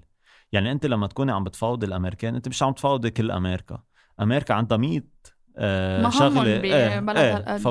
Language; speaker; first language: Arabic; native; Arabic